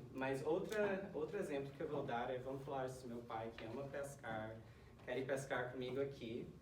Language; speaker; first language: Portuguese; early bilingual, heritage; Portuguese